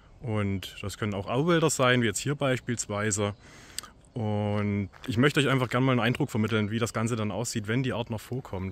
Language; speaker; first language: German; native; German